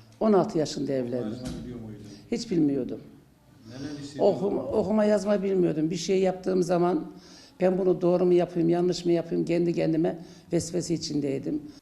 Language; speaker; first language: Turkish; non-native, local second language; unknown